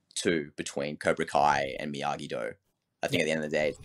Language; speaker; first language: English; native; English